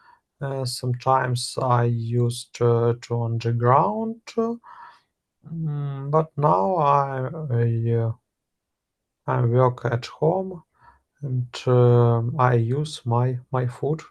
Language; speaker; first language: English; non-native, learner; Russian